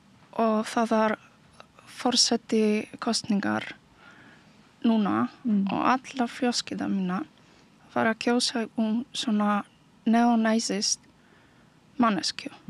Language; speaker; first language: Icelandic; non-native, learner; Polish